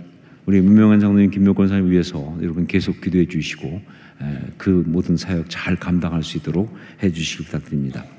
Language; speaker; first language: Korean; native; Korean